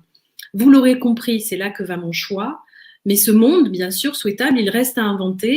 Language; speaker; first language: French; native; French